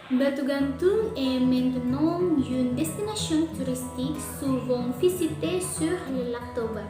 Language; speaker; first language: French; non-native, learner; Indonesian